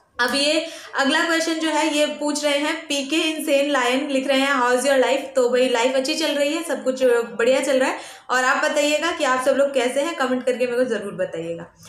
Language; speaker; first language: Hindi; native; Hindi